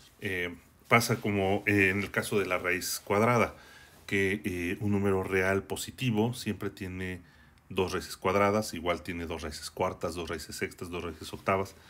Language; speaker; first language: Spanish; native; Spanish